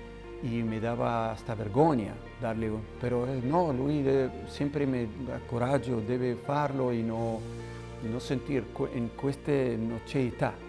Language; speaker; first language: Italian; non-native, learner; Spanish